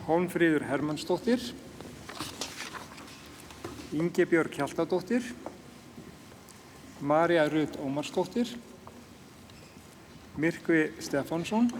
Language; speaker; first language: Icelandic; native; Icelandic